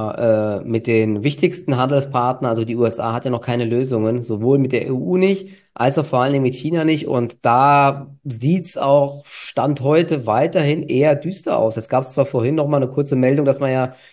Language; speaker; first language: German; native; German